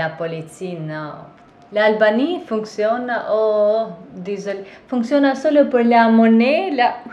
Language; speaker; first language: French; non-native, learner; Albanian